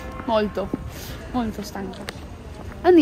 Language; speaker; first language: Italian; non-native, learner; Spanish